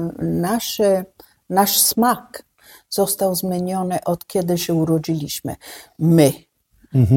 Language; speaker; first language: Polish; non-native, fluent; Italian